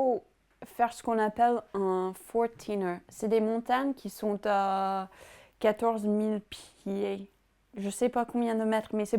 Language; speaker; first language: French; non-native, fluent; English